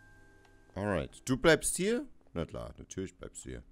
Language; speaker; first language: German; native; German